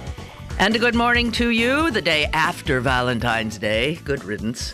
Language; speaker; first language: English; native; English